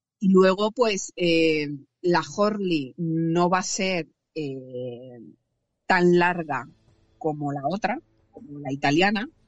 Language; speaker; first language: Spanish; native; Spanish